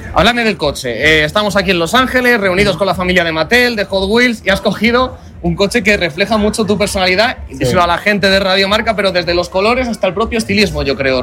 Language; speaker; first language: Spanish; native; Spanish